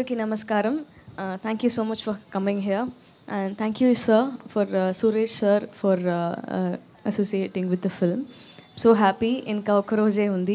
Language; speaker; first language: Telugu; non-native, learner; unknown